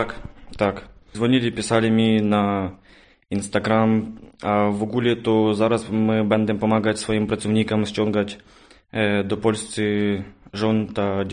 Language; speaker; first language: Polish; non-native, learner; Ukrainian